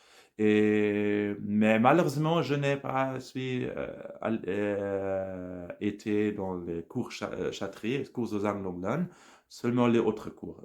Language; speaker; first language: French; non-native, learner; German